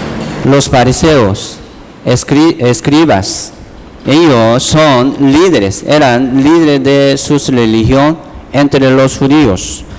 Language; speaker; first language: Spanish; non-native, learner; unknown